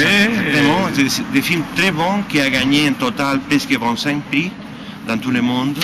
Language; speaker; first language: French; non-native, fluent; Spanish